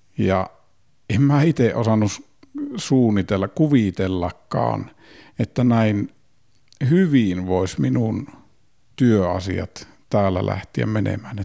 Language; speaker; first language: Finnish; native; Finnish